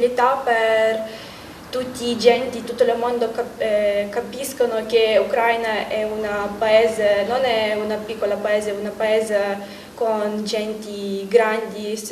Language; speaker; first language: Italian; non-native, learner; Ukrainian